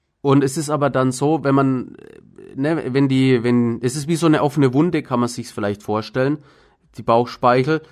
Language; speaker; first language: German; native; German